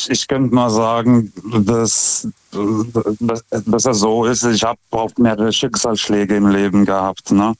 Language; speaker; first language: German; non-native, fluent; Lithuanian